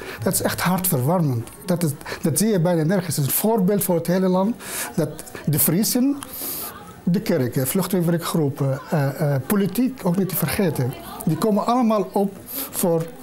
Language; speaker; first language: Dutch; non-native, fluent; Arabic